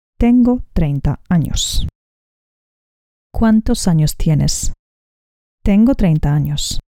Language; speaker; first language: Spanish; non-native, fluent; Polish